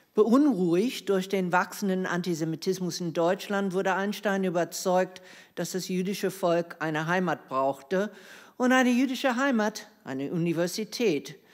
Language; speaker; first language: German; non-native, fluent; English